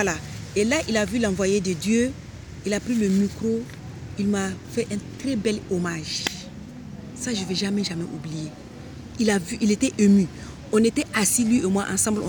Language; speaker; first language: French; non-native, local second language; Hausa